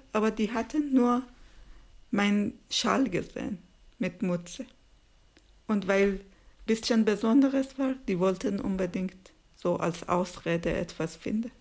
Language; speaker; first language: German; non-native, learner; Persian